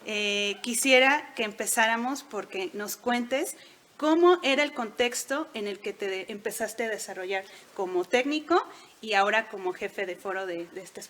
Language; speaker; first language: Spanish; native; Spanish